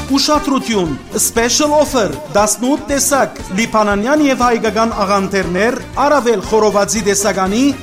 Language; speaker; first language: Armenian; native; Armenian